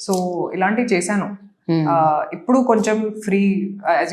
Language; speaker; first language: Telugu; non-native, local second language; Hindi